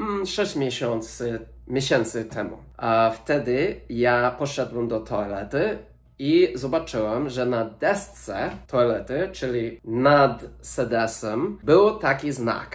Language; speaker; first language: Polish; non-native, fluent; English